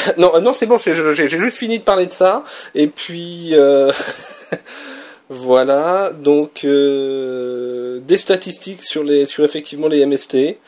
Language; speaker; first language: French; native; French